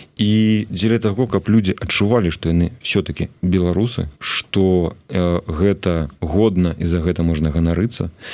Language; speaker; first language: Belarusian; non-native, local second language; Russian